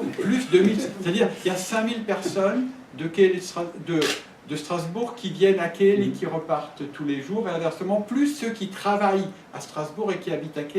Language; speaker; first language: French; native; French